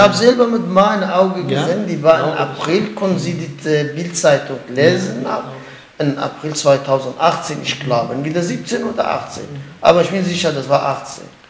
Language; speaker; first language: German; non-native, learner; Kurdish